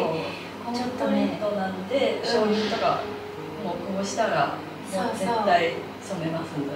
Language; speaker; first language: Japanese; non-native, fluent; Chinese